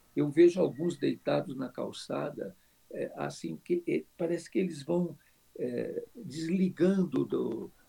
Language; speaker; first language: Portuguese; native; Portuguese